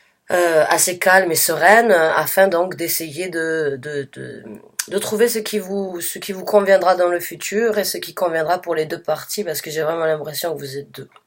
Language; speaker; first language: French; native; French